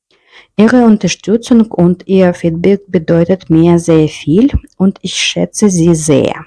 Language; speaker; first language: German; non-native, fluent; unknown